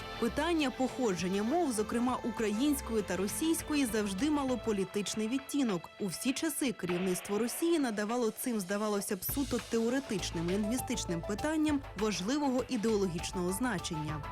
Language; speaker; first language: Ukrainian; native; Ukrainian